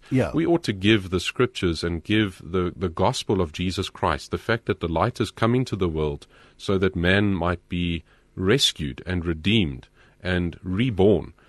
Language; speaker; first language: English; native; English